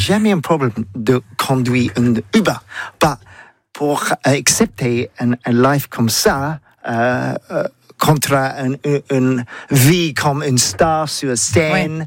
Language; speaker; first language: French; non-native, learner; English